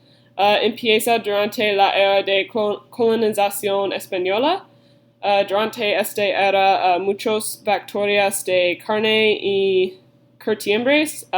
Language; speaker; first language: Spanish; non-native, learner; English